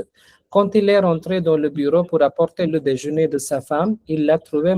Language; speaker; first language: French; non-native, fluent; Hindi